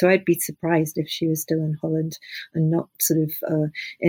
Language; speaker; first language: English; native; English